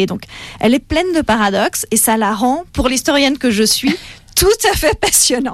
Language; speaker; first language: French; native; French